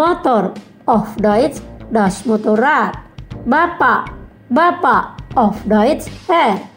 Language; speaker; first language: German; non-native, learner; Indonesian